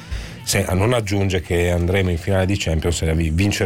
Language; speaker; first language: Italian; native; Italian